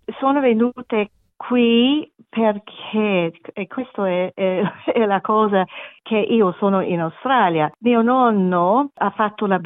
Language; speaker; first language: Italian; non-native, learner; German